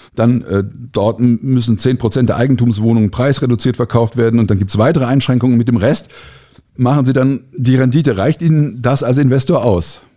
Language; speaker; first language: German; native; German